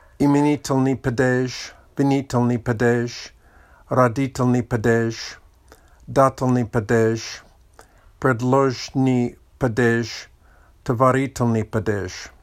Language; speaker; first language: Russian; non-native, learner; English